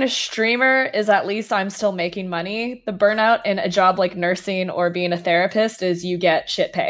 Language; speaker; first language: English; native; English